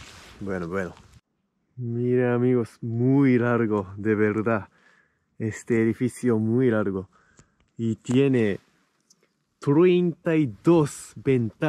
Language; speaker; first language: Spanish; non-native, fluent; Japanese